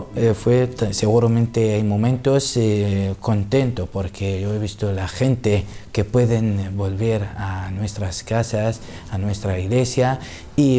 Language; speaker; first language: Spanish; non-native, learner; Assyrian Neo-Aramaic